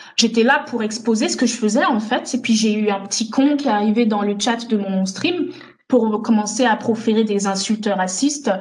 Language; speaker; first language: French; native; French